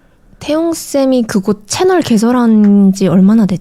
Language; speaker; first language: Korean; native; Korean